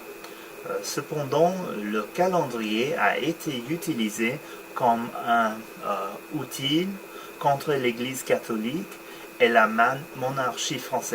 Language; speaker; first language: French; non-native, learner; English